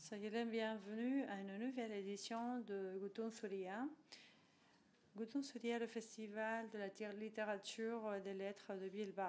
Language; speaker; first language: French; non-native, fluent; Spanish